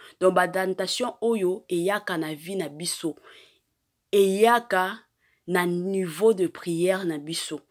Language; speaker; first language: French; non-native, local second language; Lingala